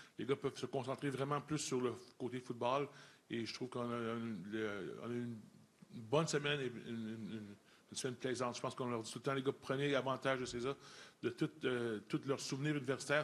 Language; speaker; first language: French; native; French